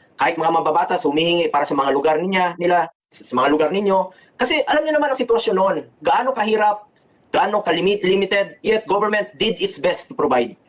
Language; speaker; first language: Filipino; non-native, local second language; Cebuano